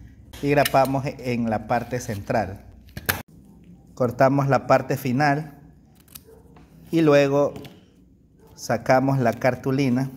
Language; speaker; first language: Spanish; native; Spanish